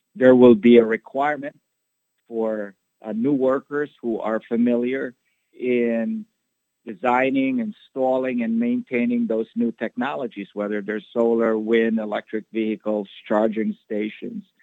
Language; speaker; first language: English; non-native, local second language; Filipino